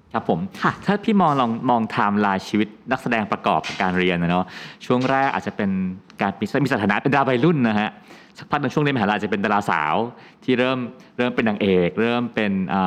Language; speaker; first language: Thai; native; Thai